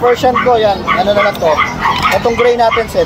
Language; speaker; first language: Filipino; native; Filipino